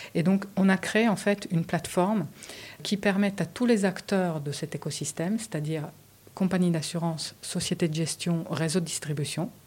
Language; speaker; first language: French; early bilingual, other home language; Romanian